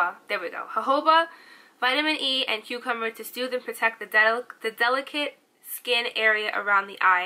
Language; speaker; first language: English; native; English